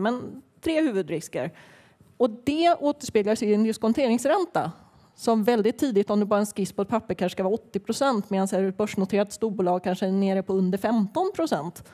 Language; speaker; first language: Swedish; native; Swedish